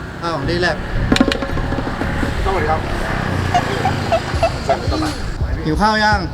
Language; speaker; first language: Thai; native; Thai